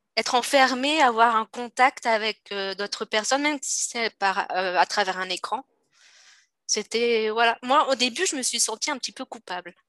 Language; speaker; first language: French; native; French